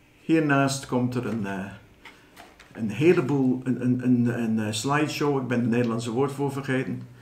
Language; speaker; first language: Dutch; non-native, fluent; English